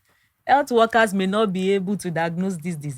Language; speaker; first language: English; non-native, local second language; Yoruba